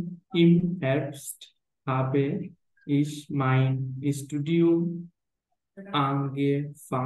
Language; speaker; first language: German; non-native, learner; Bangla